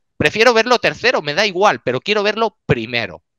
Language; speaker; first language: Spanish; native; Spanish